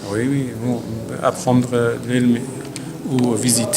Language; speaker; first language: French; non-native, learner; Azerbaijani